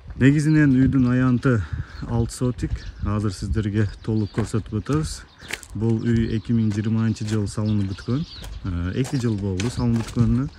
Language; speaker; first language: Kyrgyz; native; Kyrgyz